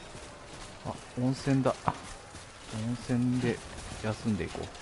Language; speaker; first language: Japanese; native; Japanese